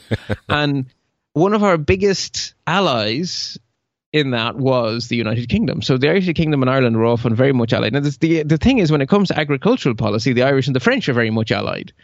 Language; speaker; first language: English; early bilingual, other home language; Dutch